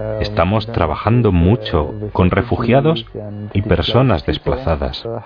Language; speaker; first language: Spanish; non-native, fluent; German